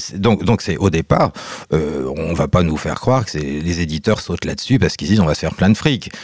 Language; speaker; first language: French; native; French